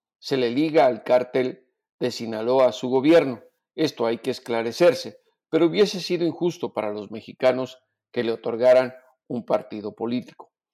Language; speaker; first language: Spanish; native; Spanish